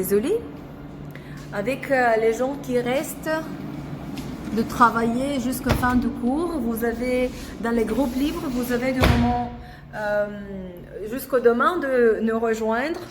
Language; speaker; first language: French; non-native, learner; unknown